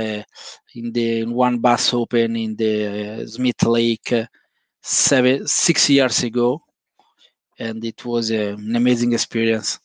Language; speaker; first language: English; non-native, fluent; Italian